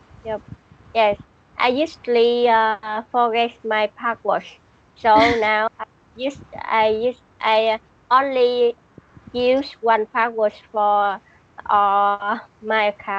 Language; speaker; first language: English; non-native, learner; Vietnamese